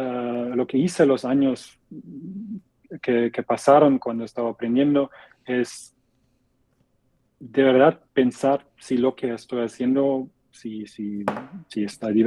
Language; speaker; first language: Spanish; non-native, fluent; German